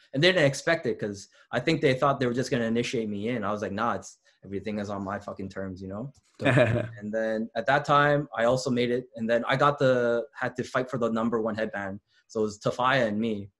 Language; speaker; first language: English; native; English